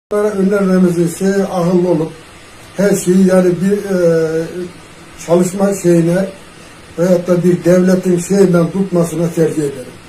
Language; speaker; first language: Turkish; native; Turkish